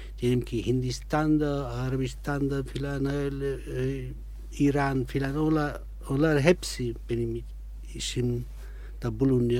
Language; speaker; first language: Turkish; non-native, fluent; Italian